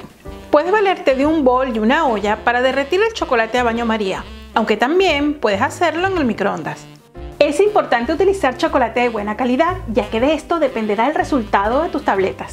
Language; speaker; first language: Spanish; native; Spanish